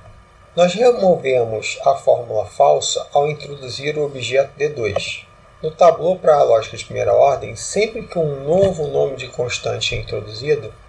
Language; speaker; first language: Portuguese; native; Portuguese